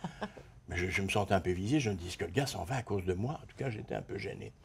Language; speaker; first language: French; native; French